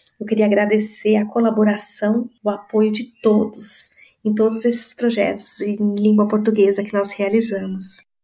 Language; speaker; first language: Portuguese; native; Portuguese